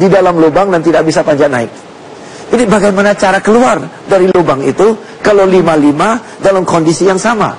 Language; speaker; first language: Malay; non-native, local second language; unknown